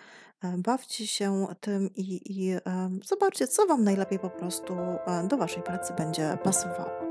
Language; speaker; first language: Polish; native; Polish